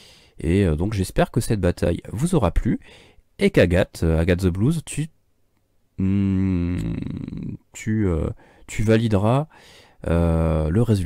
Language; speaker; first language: French; native; French